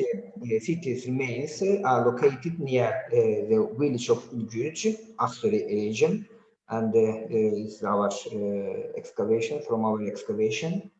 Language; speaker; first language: English; non-native, learner; Azerbaijani